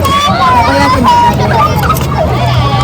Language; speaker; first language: Japanese; non-native, learner; Filipino